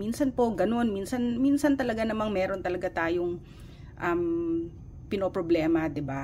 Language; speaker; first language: Filipino; native; Filipino